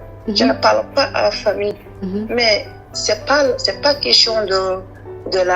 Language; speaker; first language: French; non-native, learner; Arabic